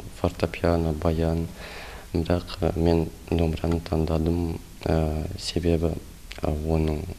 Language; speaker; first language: Kazakh; non-native, local second language; Russian